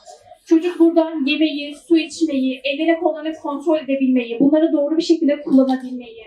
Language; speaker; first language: Turkish; native; Turkish